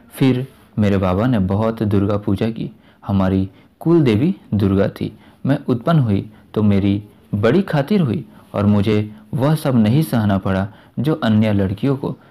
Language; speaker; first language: Hindi; native; Hindi